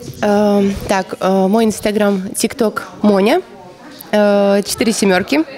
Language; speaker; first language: Russian; native; Russian